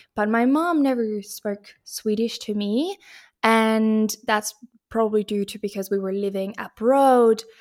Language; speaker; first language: English; non-native, fluent; Finnish